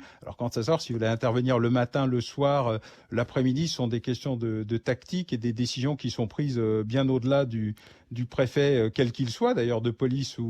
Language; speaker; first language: French; native; French